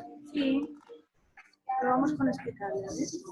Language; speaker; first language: Spanish; native; Spanish